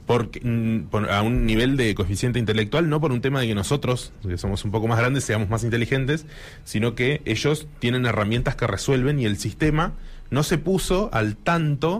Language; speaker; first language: Spanish; native; Spanish